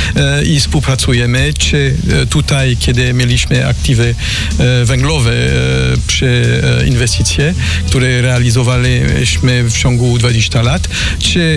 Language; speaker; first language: Polish; non-native, learner; French